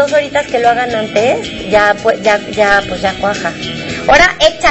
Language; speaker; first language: Spanish; native; Spanish